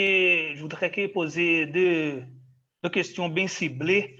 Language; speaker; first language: French; non-native, learner; Portuguese